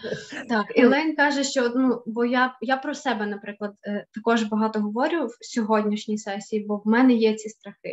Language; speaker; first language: Ukrainian; native; Ukrainian